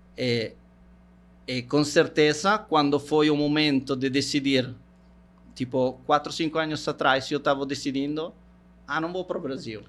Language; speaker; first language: Portuguese; non-native, fluent; Italian